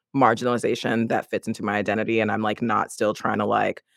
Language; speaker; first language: English; native; English